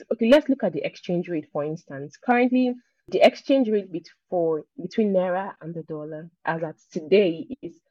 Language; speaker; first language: English; non-native, local second language; Igbo